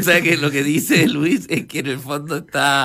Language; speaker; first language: Spanish; native; Spanish